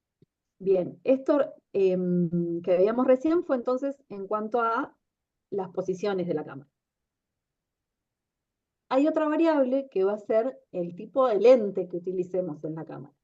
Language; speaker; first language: Spanish; native; Spanish